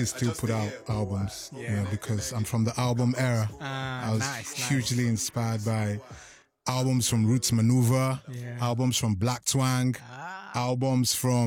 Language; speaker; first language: English; non-native, local second language; Igbo